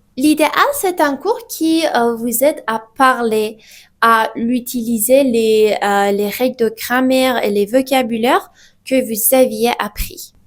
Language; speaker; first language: French; non-native, fluent; Persian